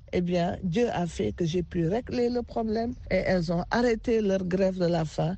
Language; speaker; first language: French; non-native, local second language; Wolof